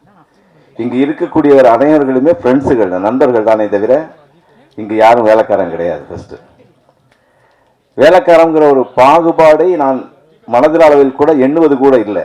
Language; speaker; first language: Tamil; native; Tamil